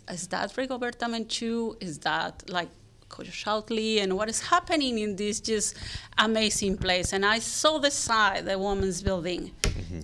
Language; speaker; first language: English; non-native, fluent; Spanish